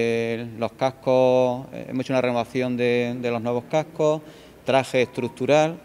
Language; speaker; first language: Spanish; native; Spanish